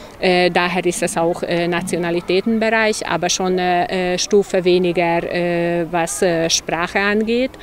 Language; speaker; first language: German; non-native, local second language; Hungarian